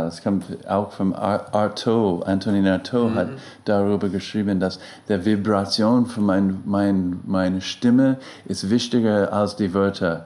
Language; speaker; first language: German; non-native, learner; English